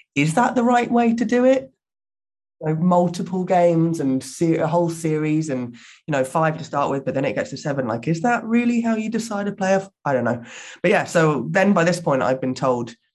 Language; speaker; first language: English; native; English